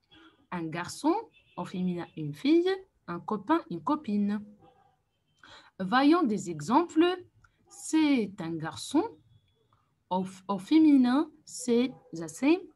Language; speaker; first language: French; non-native, fluent; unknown